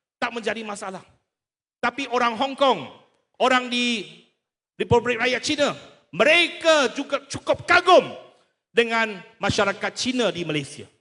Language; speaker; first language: Malay; non-native, local second language; Chinese